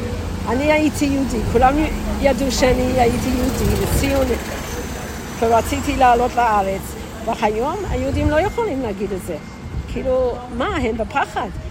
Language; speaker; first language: Hebrew; non-native, fluent; English